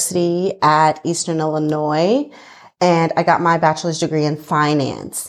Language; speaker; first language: English; native; English